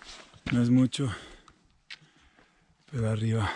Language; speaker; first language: Spanish; native; Spanish